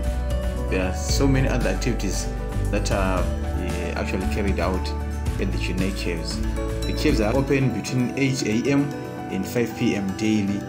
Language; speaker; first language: English; non-native, local second language; Shona